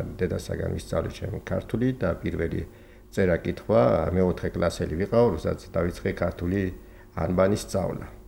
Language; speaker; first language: Georgian; early bilingual, heritage; Georgian